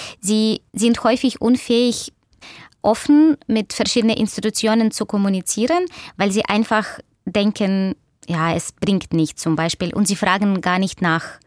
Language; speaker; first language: German; non-native, fluent; Russian